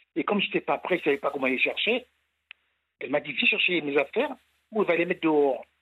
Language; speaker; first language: French; native; French